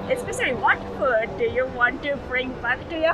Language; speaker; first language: English; non-native, learner; Japanese